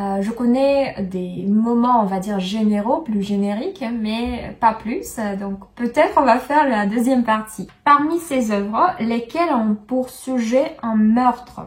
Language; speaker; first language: French; non-native, fluent; Russian